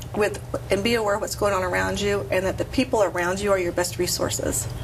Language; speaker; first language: English; native; English